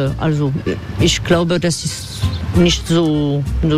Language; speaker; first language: German; non-native, fluent; French